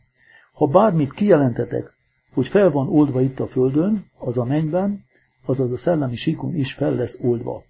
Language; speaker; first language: Hungarian; native; Hungarian